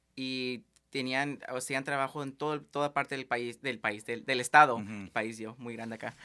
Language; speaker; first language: Spanish; early bilingual, heritage; Spanish